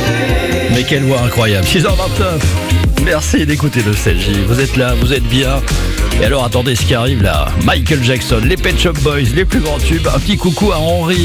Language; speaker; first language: French; native; French